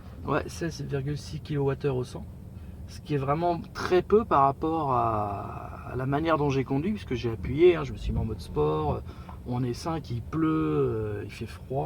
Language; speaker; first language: French; native; French